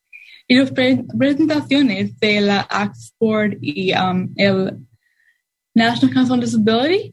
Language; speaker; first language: Spanish; non-native, learner; English